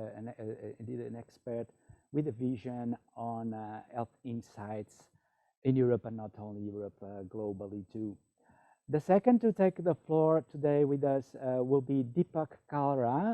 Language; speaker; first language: English; non-native, fluent; Portuguese